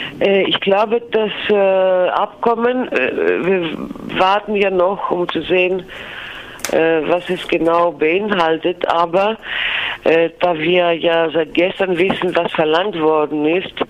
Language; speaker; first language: German; non-native, fluent; Greek